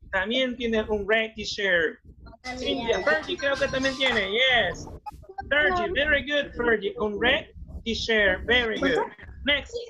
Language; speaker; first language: Spanish; native; Spanish